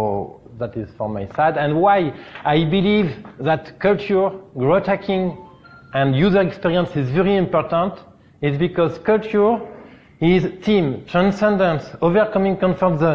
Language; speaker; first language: English; non-native, learner; French